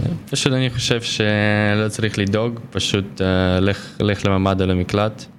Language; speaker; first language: Hebrew; non-native, fluent; Ukrainian